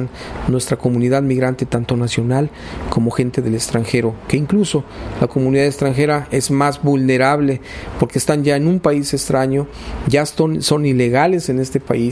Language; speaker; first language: Spanish; native; Spanish